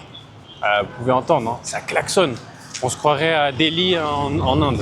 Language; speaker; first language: French; native; French